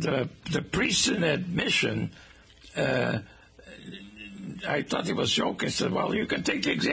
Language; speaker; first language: English; non-native, fluent; Portuguese